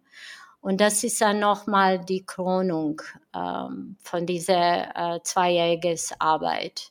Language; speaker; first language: German; non-native, fluent; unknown